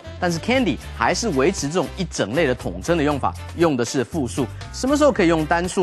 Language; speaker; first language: Chinese; native; Chinese